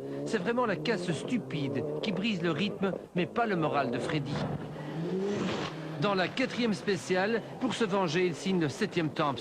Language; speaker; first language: French; native; French